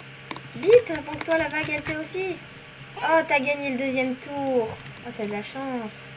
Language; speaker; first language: French; native; French